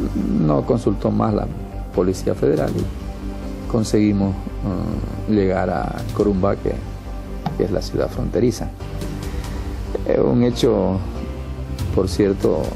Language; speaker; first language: Spanish; native; Spanish